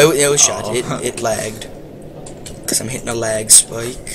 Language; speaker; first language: English; native; English